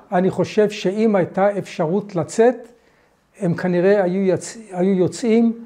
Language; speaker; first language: Hebrew; early bilingual, other home language; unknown